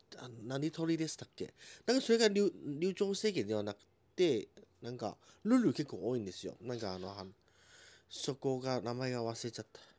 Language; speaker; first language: Japanese; non-native, fluent; Chinese